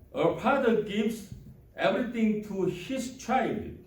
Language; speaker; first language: English; non-native, learner; Korean